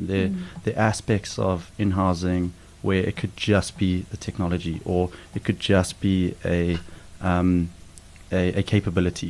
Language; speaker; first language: English; native; English